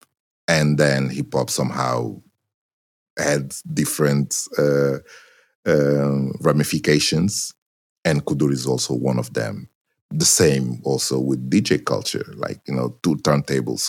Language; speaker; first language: English; non-native, fluent; Portuguese